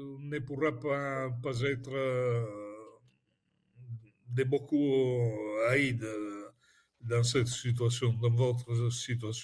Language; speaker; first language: French; non-native, fluent; Italian